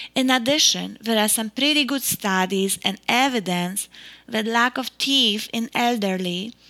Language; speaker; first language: English; non-native, fluent; Polish